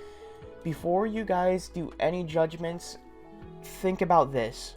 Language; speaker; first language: English; native; English